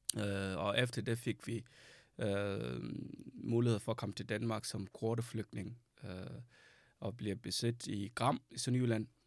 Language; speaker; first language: Danish; non-native, fluent; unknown